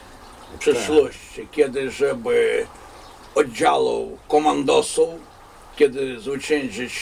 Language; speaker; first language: Polish; non-native, fluent; Russian